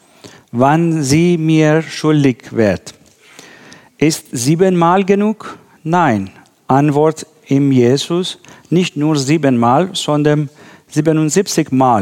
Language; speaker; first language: German; non-native, learner; Persian